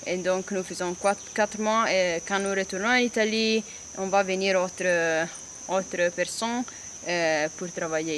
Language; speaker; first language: French; non-native, learner; Italian